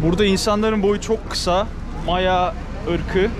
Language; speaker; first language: Turkish; native; Turkish